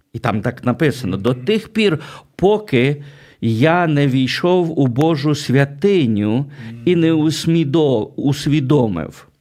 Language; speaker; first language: Ukrainian; native; Ukrainian